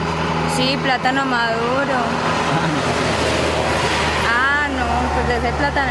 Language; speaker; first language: Spanish; native; Spanish